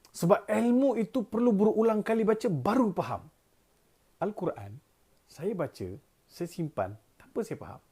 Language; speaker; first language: Malay; non-native, local second language; Tamil